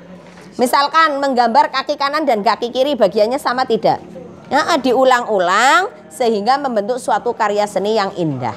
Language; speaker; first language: Indonesian; non-native, local second language; Javanese